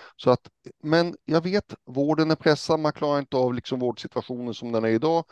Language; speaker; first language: Swedish; native; Swedish